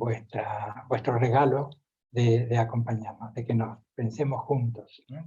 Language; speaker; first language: Spanish; native; Spanish